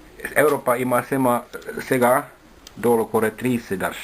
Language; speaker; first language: Bulgarian; non-native, learner; Finnish